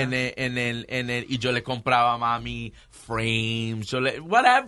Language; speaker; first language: Spanish; early bilingual, heritage; Spanish